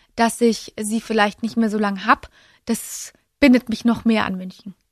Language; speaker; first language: German; native; German